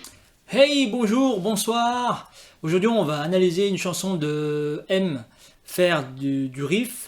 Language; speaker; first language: French; native; French